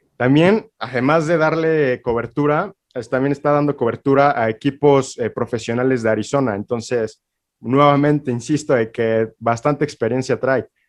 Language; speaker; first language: Spanish; native; Spanish